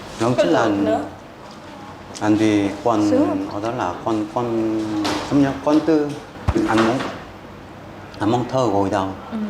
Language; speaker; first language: Vietnamese; non-native, learner; Korean